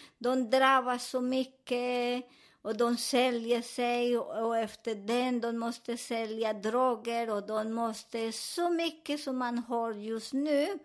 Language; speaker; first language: Swedish; non-native, fluent; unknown